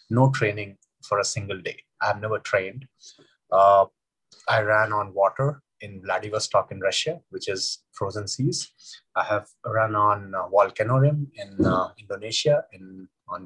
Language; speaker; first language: English; non-native, local second language; Hindi